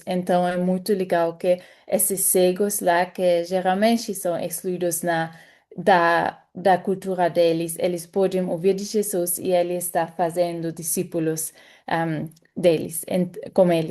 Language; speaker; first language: Portuguese; non-native, fluent; German